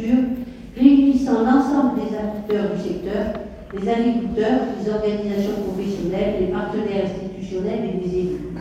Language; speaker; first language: French; native; French